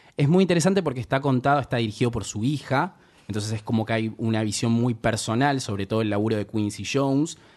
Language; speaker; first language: Spanish; native; Spanish